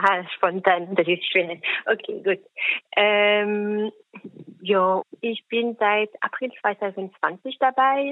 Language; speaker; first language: German; non-native, fluent; French